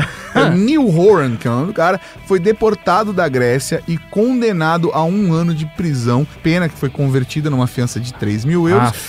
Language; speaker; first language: Portuguese; native; Portuguese